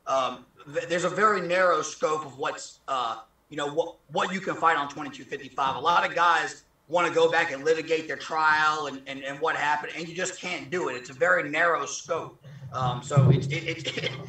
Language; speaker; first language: English; native; English